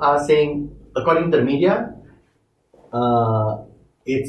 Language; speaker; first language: English; non-native, local second language; Malay